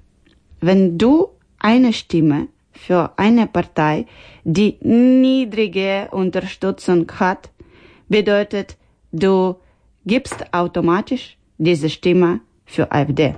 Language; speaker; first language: German; non-native, learner; Ukrainian